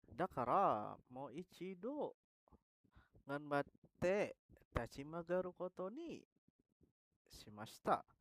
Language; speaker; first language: Japanese; non-native, learner; Indonesian